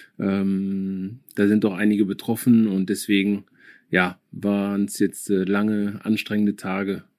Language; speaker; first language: German; early bilingual, other home language; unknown